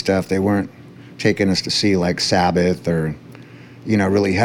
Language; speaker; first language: English; native; English